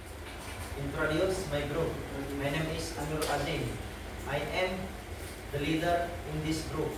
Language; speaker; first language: English; non-native, learner; Indonesian